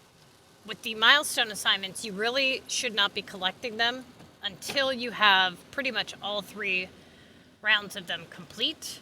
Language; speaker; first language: English; native; English